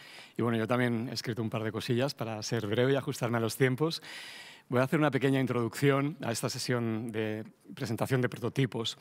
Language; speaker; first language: Spanish; native; Spanish